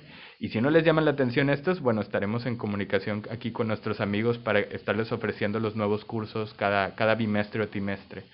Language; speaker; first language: Spanish; native; Spanish